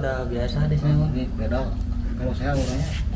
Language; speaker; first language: Indonesian; early bilingual, other home language; Sundanese